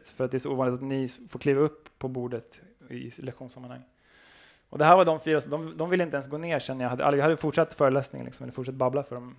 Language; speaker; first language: Swedish; native; Swedish